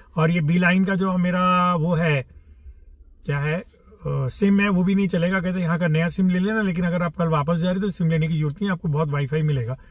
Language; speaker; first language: Hindi; native; Hindi